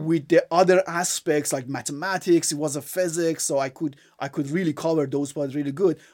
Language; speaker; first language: English; non-native, fluent; Persian